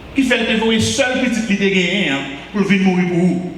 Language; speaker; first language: French; non-native, local second language; Haitian Creole